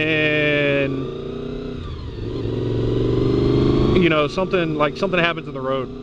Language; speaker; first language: English; native; English